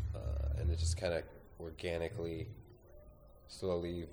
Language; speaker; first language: English; native; English